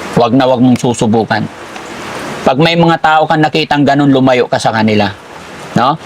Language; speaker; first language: Filipino; native; Filipino